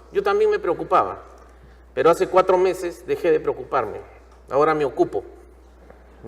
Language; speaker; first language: Spanish; native; Spanish